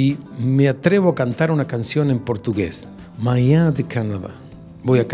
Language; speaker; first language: Portuguese; non-native, learner; Spanish